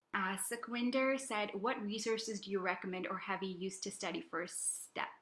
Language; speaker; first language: English; native; English